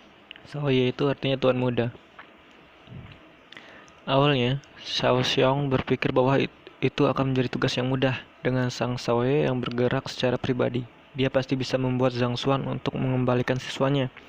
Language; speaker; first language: Indonesian; native; Indonesian